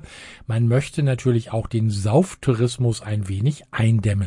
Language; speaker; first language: German; native; German